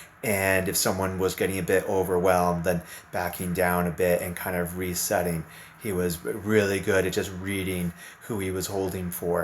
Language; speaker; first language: English; native; English